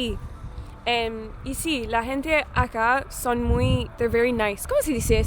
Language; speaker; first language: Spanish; non-native, learner; English